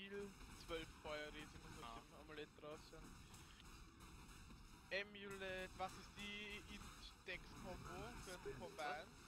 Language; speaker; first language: German; native; German